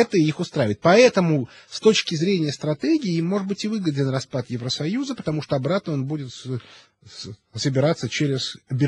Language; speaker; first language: Russian; native; Russian